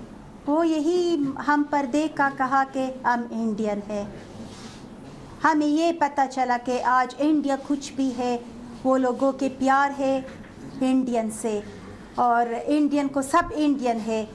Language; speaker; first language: Hindi; non-native, fluent; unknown